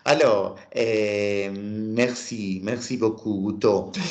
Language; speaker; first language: French; non-native, learner; Italian